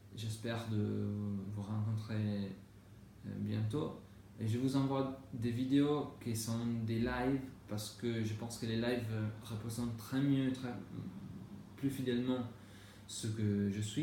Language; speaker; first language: French; non-native, learner; Italian